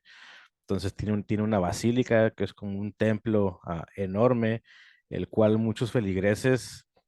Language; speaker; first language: Spanish; native; Spanish